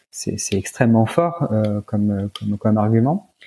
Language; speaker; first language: French; native; French